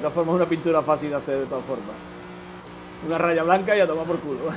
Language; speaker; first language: Spanish; native; Spanish